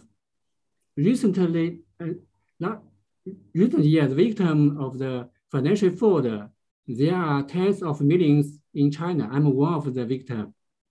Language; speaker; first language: English; non-native, learner; Chinese